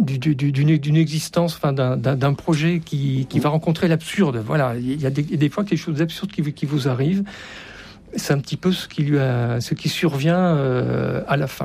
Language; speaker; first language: French; native; French